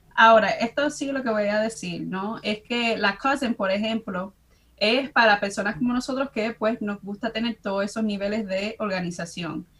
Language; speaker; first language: Spanish; early bilingual, heritage; Spanish